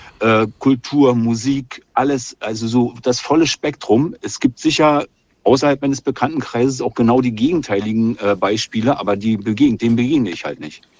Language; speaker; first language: German; native; German